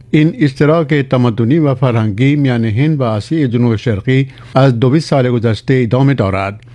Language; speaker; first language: Persian; non-native, fluent; Urdu